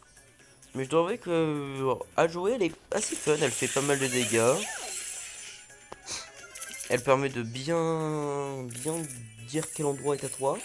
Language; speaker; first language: French; native; French